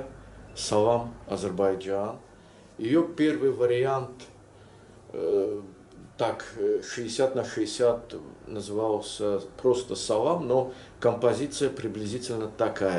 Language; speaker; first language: Russian; non-native, local second language; Azerbaijani